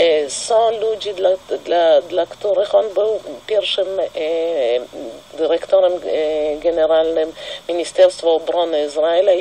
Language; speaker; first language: Polish; non-native, fluent; Russian